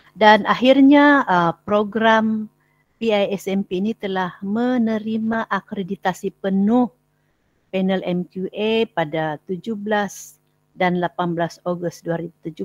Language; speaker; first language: Malay; non-native, local second language; Central Dusun